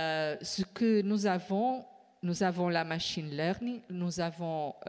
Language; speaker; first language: French; non-native, fluent; Portuguese